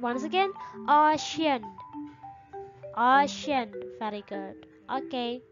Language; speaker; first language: English; non-native, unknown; Indonesian